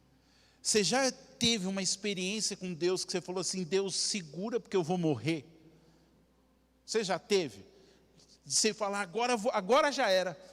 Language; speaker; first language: Portuguese; native; Portuguese